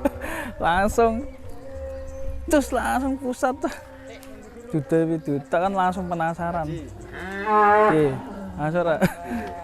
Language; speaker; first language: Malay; non-native, local second language; Javanese